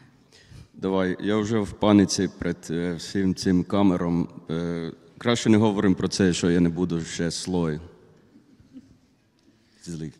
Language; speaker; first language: Ukrainian; non-native, learner; Finnish